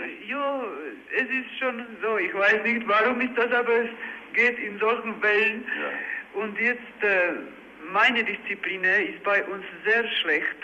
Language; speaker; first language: German; non-native, learner; Czech